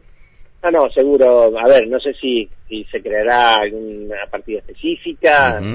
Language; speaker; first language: Spanish; native; Spanish